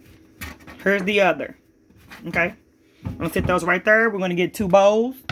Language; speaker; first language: English; native; English